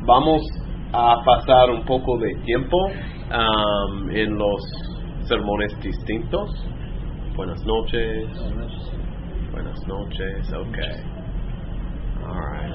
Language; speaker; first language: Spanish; non-native, fluent; English